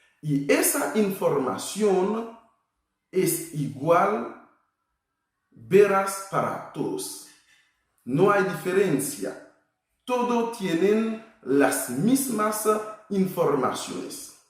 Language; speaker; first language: Spanish; non-native, fluent; Haitian Creole